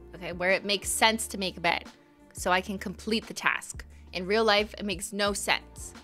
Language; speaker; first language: English; native; English